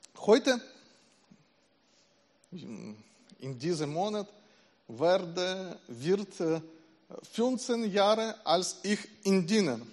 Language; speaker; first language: German; non-native, learner; Ukrainian